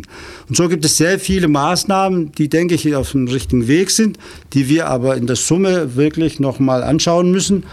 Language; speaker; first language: German; native; German